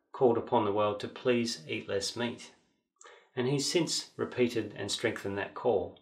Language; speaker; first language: English; native; English